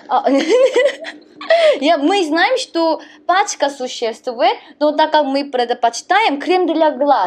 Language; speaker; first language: Russian; non-native, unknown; Korean